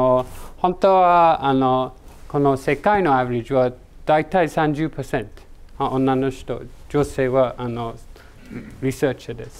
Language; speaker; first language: Japanese; non-native, learner; English